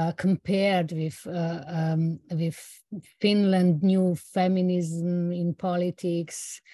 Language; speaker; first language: English; non-native, fluent; Slovenian